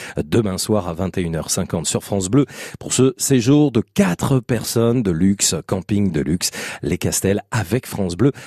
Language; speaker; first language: French; native; French